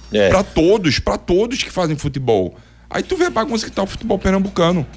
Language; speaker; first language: Portuguese; native; Portuguese